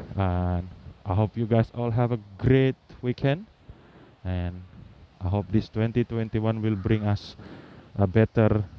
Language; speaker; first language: English; non-native, learner; Indonesian